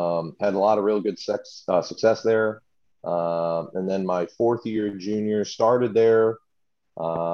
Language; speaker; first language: English; native; English